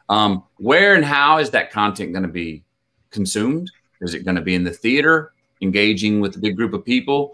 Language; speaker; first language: English; native; English